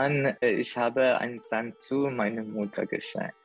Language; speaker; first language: German; non-native, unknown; Persian